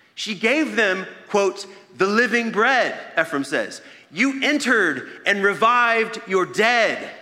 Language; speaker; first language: English; native; English